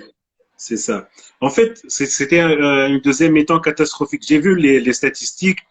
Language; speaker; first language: French; non-native, local second language; Arabic